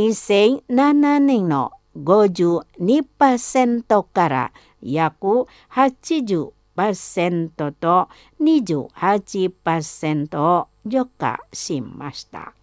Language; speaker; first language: Japanese; non-native, fluent; Indonesian